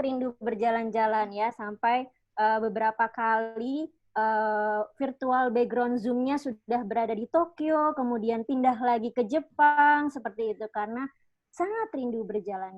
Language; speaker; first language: Indonesian; native; Indonesian